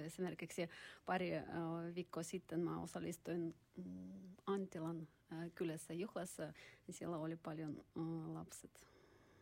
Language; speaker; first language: Finnish; non-native, learner; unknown